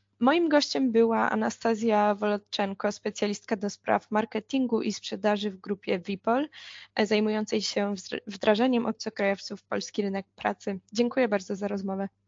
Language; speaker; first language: Polish; native; Polish